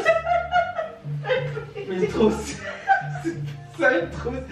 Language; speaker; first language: French; non-native, learner; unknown